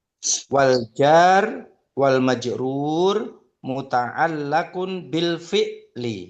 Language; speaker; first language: Arabic; non-native, learner; Indonesian